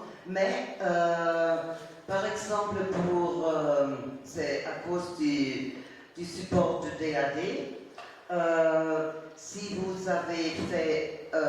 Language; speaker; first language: French; non-native, fluent; German